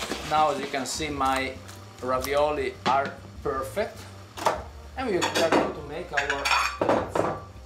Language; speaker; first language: English; non-native, fluent; Italian